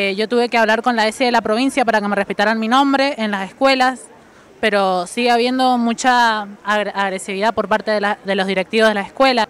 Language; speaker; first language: Spanish; native; Spanish